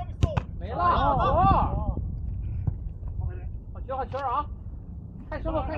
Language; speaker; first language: Chinese; native; Chinese